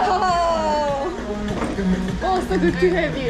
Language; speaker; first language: English; non-native, learner; Korean